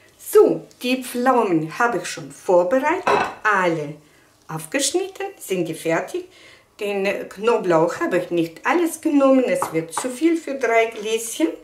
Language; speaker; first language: German; non-native, fluent; Russian